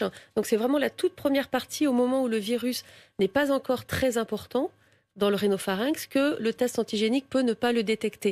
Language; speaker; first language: French; native; French